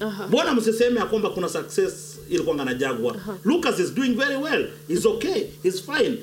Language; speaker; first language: English; non-native, local second language; Luo (Kenya and Tanzania)